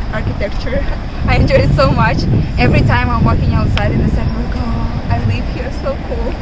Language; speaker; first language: English; non-native, fluent; Ukrainian